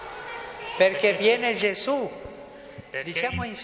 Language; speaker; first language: Italian; non-native, fluent; Spanish